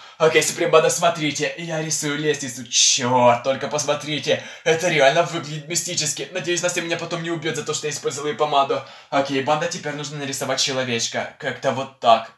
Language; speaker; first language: Russian; non-native, local second language; Ukrainian